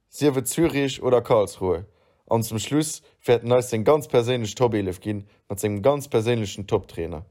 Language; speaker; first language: Luxembourgish; native; Luxembourgish